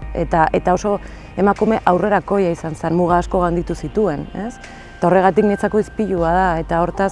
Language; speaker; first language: Basque; native; Basque